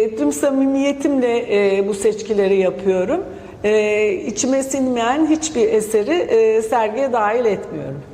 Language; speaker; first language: Turkish; native; Turkish